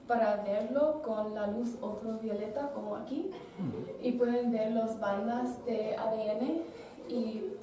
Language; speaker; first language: Spanish; non-native, learner; English